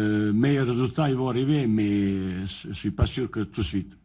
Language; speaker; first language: French; non-native, learner; Bosnian